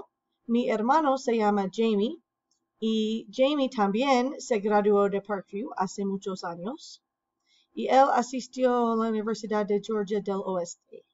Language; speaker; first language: Spanish; non-native, fluent; English